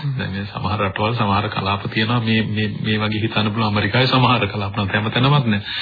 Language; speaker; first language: Sinhala; native; Sinhala